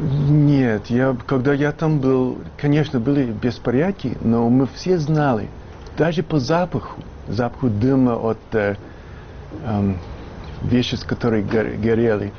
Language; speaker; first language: Russian; non-native, fluent; English